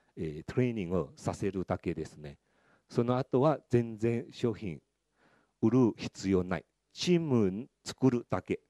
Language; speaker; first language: Japanese; non-native, fluent; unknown